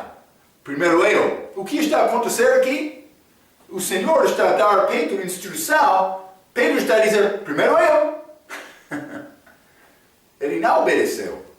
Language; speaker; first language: Portuguese; non-native, fluent; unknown